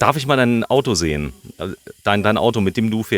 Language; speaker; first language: German; native; German